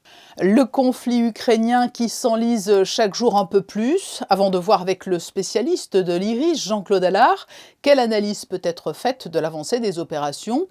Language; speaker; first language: French; native; French